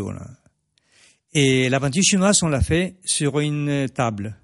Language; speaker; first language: French; non-native, fluent; Spanish